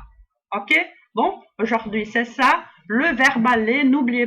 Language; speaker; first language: French; non-native, fluent; Portuguese